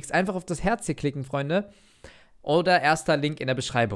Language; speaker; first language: German; native; German